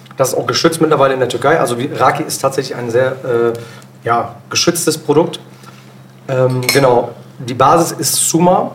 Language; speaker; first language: German; early bilingual, other home language; Turkish